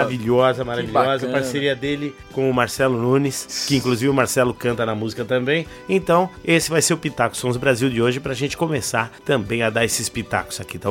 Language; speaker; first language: Portuguese; native; Portuguese